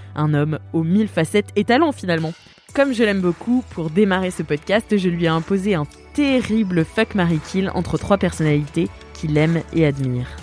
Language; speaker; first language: French; native; French